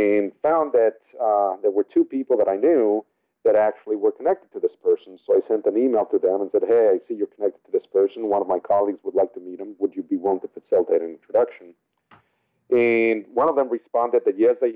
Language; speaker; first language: English; non-native, fluent; Spanish